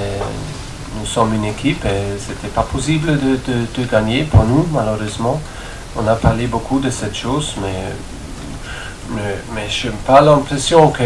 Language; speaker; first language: French; non-native, fluent; German